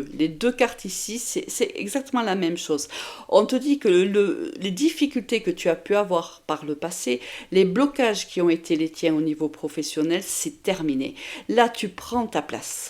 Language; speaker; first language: French; native; French